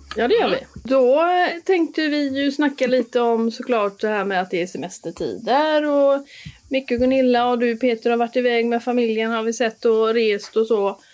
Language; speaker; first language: Swedish; native; Swedish